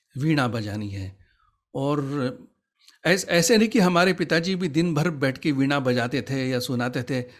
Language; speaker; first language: Hindi; native; Hindi